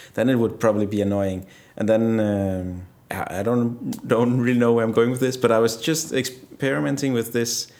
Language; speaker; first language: English; non-native, fluent; Danish